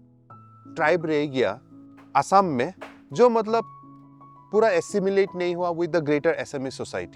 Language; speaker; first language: Hindi; non-native, local second language; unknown